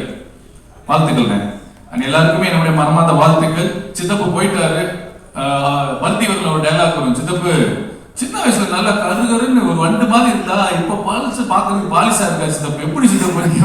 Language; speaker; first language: Tamil; native; Tamil